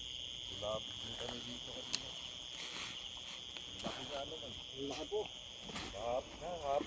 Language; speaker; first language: Filipino; native; Filipino